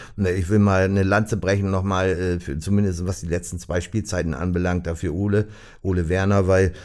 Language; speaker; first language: German; native; German